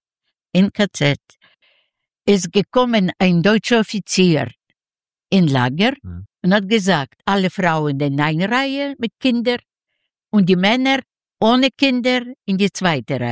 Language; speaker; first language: German; non-native, learner; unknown